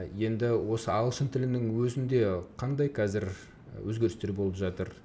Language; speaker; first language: Kazakh; native; Kazakh